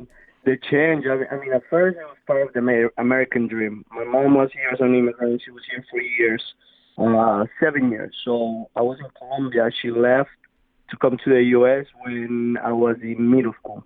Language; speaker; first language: English; non-native, fluent; Spanish